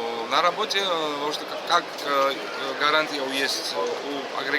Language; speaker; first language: Russian; non-native, fluent; Georgian